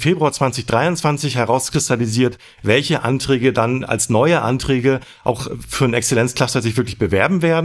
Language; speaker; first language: German; native; German